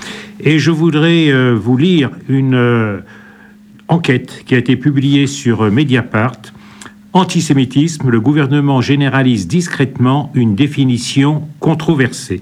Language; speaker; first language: French; native; French